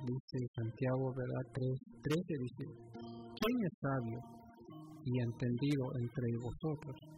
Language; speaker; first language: Spanish; native; Spanish